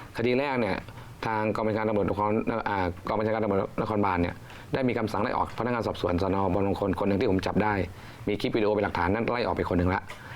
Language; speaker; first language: Thai; native; Thai